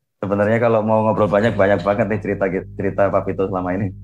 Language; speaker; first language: Indonesian; native; Indonesian